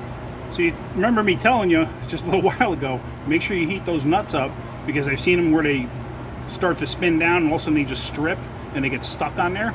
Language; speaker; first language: English; native; English